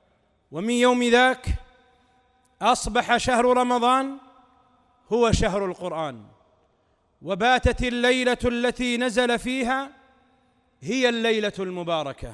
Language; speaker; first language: Arabic; native; Arabic